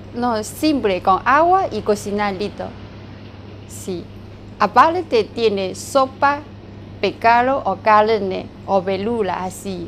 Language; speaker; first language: Spanish; non-native, learner; Chinese